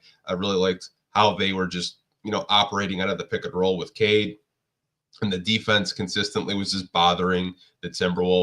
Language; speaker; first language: English; native; English